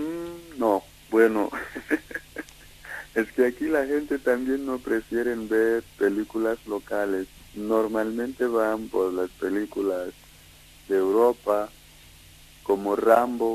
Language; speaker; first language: Spanish; non-native, fluent; Kikuyu